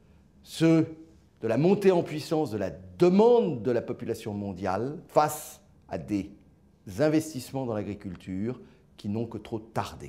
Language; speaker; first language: French; native; French